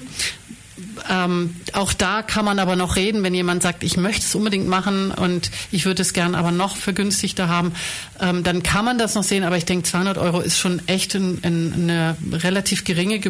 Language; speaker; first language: German; native; German